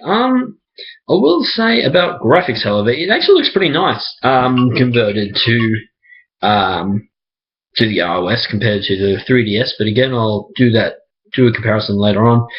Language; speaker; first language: English; native; English